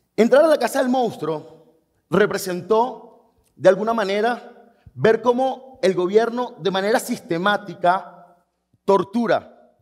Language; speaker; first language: Spanish; native; Spanish